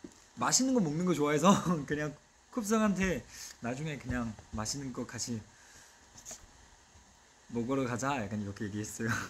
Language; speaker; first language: Korean; non-native, fluent; Chinese